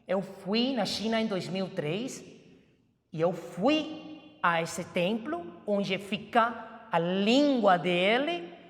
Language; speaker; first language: Portuguese; non-native, fluent; Chinese